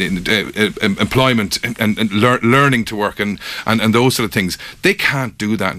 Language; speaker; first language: English; native; English